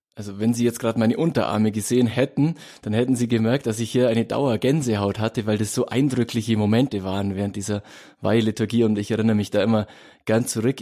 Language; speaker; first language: German; native; German